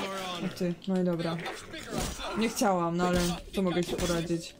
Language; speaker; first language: Polish; native; Polish